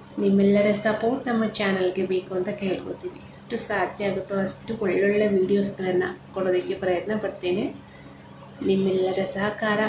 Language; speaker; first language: Kannada; native; Kannada